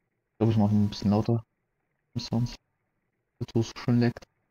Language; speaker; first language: German; native; German